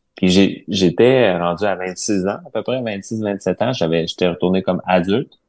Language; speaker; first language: French; native; French